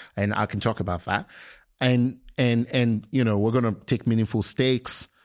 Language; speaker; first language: English; non-native, local second language; Yoruba